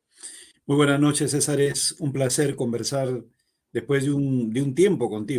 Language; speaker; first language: Spanish; native; Spanish